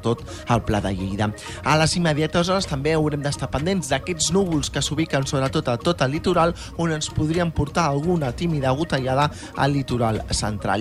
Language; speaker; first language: Catalan; native; Catalan